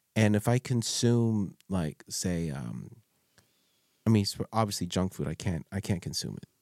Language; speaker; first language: English; early bilingual, other home language; Filipino